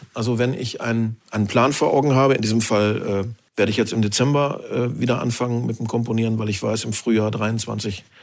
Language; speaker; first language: German; native; German